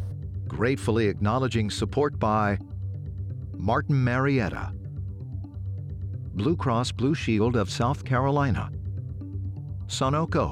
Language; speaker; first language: English; native; English